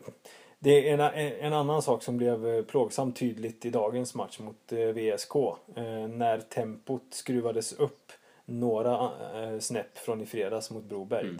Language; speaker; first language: Swedish; native; Swedish